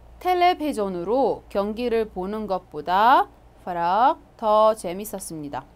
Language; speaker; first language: Korean; non-native, fluent; Arabic